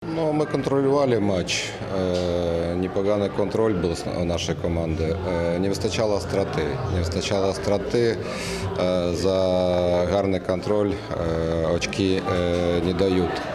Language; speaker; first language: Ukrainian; non-native, learner; Russian